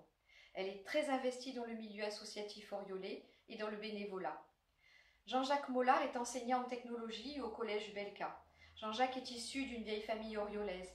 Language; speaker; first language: French; native; French